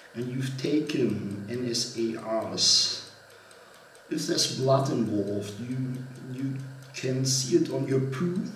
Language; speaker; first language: English; non-native, fluent; German